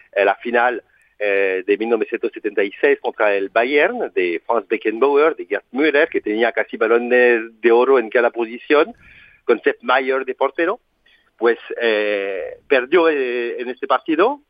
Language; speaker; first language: Spanish; non-native, fluent; French